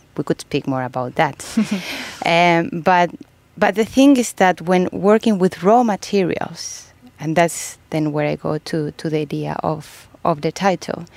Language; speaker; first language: English; non-native, fluent; Spanish